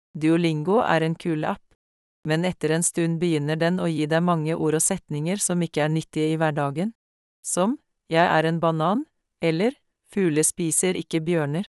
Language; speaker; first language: Norwegian; non-native, learner; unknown